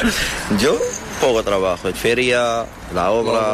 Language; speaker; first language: Spanish; non-native, learner; Arabic